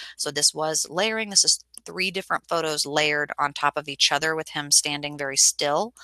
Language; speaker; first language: English; native; English